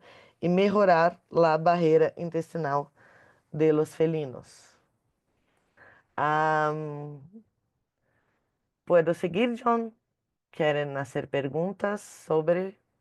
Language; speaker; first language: Spanish; non-native, learner; Portuguese